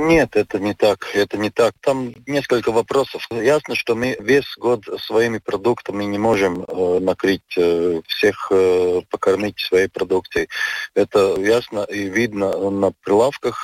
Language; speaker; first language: Russian; non-native, local second language; Latvian